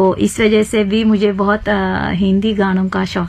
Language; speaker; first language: Hindi; non-native, fluent; Sinhala